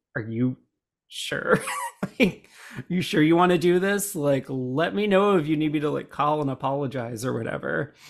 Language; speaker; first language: English; native; English